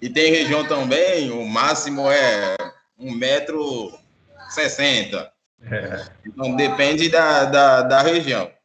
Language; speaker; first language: Portuguese; non-native, fluent; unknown